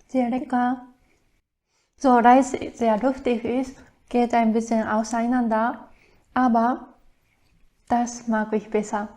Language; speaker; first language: German; non-native, fluent; Japanese